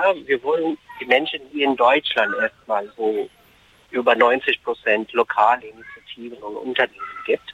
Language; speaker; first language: German; non-native, fluent; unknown